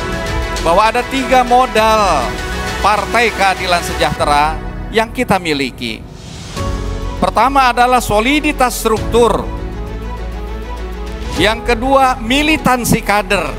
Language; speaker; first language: Indonesian; native; Indonesian